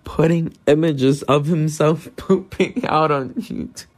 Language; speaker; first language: English; non-native, fluent; Portuguese